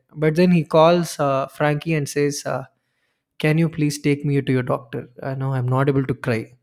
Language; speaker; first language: English; non-native, local second language; Tamil